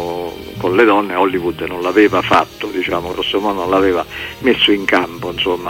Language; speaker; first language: Italian; native; Italian